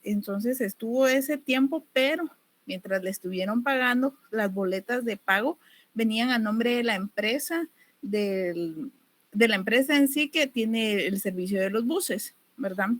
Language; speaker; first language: Spanish; native; Spanish